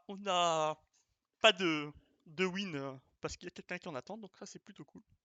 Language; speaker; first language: French; native; French